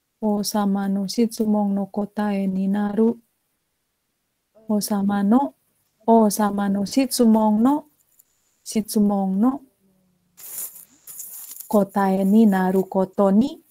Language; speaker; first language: Japanese; non-native, fluent; Indonesian